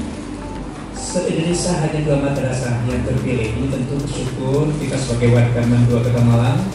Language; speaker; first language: Indonesian; native; Indonesian